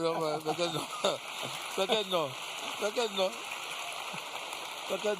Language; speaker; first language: Italian; non-native, learner; English